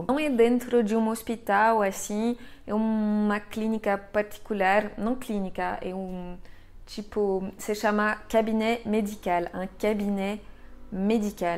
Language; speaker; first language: Portuguese; non-native, fluent; French